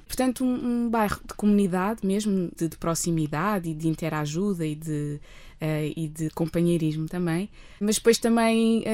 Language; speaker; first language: Portuguese; early bilingual, other home language; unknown